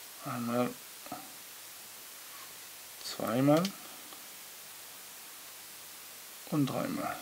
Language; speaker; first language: German; non-native, learner; French